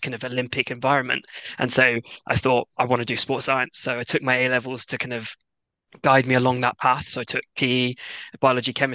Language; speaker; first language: English; native; English